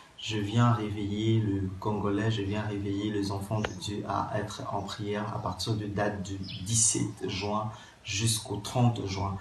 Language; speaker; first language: French; non-native, local second language; Lingala